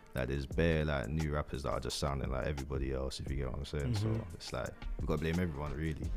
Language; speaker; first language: English; native; English